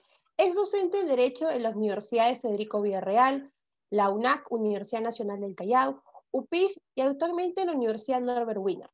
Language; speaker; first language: Spanish; native; Spanish